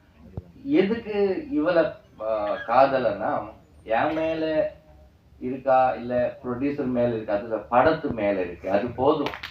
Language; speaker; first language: Tamil; non-native, learner; Telugu